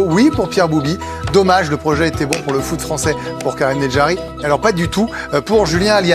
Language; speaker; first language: French; native; French